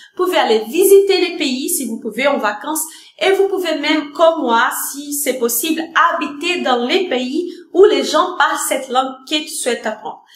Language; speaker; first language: French; non-native, fluent; Portuguese